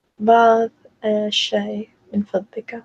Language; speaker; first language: Arabic; non-native, learner; English